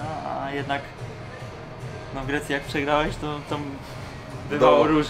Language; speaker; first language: Polish; native; Polish